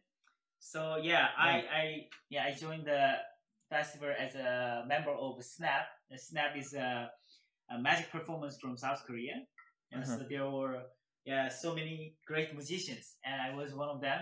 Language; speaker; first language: English; non-native, learner; Korean